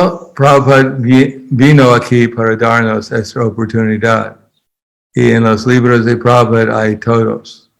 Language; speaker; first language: Spanish; non-native, fluent; English